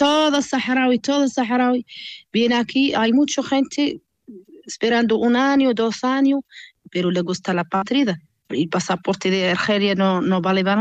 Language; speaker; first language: Spanish; non-native, learner; Arabic